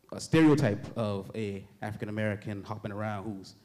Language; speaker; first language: English; native; English